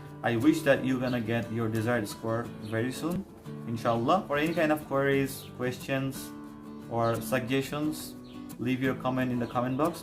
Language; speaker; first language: English; non-native, local second language; Bangla